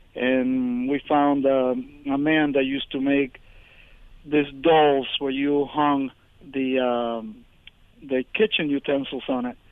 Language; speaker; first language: English; early bilingual, other home language; Spanish